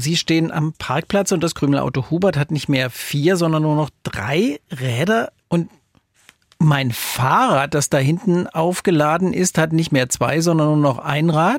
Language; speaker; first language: German; native; German